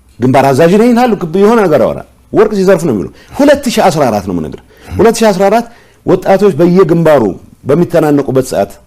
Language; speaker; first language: Amharic; non-native, local second language; Tigrinya